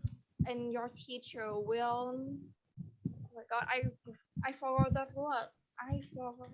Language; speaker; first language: English; non-native, learner; Vietnamese